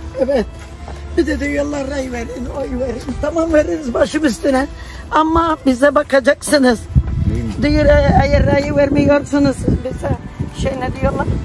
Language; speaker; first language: Turkish; non-native, local second language; Arabic